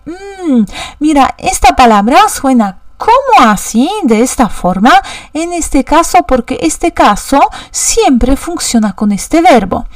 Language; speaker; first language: Spanish; non-native, fluent; Polish